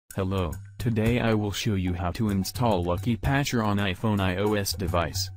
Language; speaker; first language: English; non-native, learner; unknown